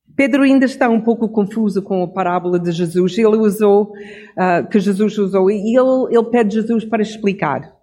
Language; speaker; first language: Portuguese; non-native, fluent; English